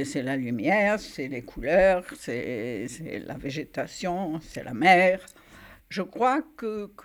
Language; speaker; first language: French; native; French